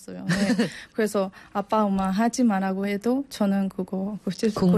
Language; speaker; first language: Korean; non-native, learner; Burmese